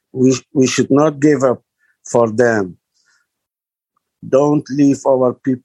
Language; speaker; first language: English; non-native, learner; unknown